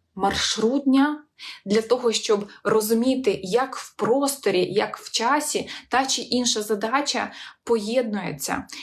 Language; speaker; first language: Ukrainian; non-native, local second language; Russian